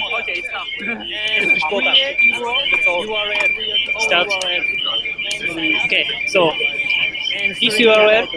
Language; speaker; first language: English; non-native, learner; Japanese